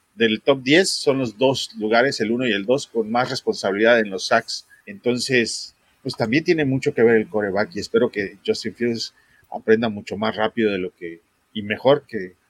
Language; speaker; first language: Spanish; native; Spanish